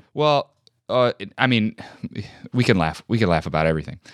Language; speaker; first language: English; native; English